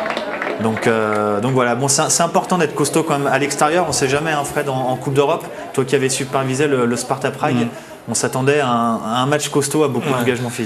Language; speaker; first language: French; native; French